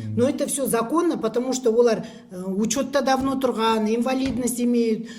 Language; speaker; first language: Russian; non-native, local second language; Kazakh